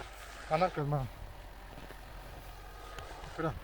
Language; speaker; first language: Russian; non-native, local second language; Yakut